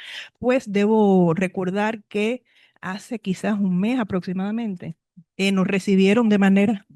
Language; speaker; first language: Spanish; native; Spanish